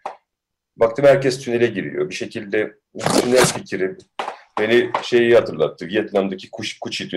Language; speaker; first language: Turkish; early bilingual, heritage; Turkish